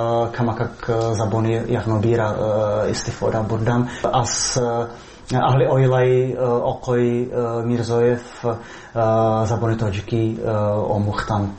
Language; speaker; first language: Persian; non-native, fluent; Czech